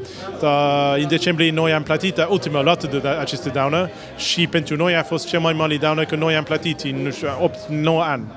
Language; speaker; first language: Romanian; non-native, learner; English